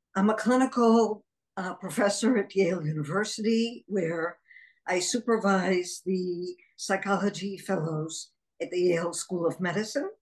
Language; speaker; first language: English; early bilingual, other home language; Hebrew